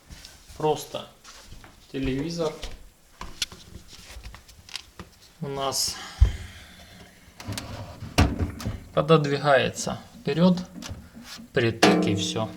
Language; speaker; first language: Russian; native; Russian